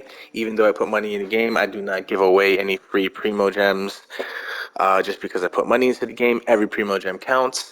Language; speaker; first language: English; native; English